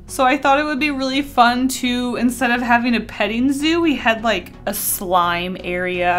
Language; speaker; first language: English; native; English